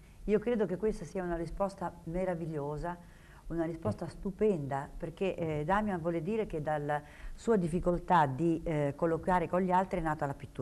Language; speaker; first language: Italian; native; Italian